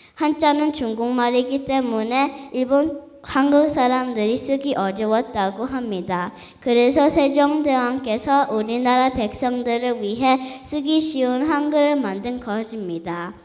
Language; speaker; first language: Korean; early bilingual, heritage; Korean